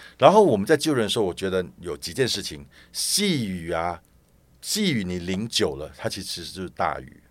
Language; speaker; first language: Chinese; native; Chinese